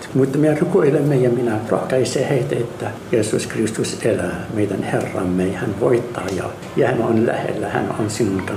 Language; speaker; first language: Finnish; non-native, fluent; Arabic